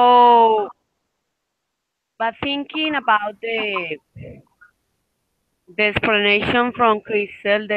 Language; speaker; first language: English; non-native, fluent; Spanish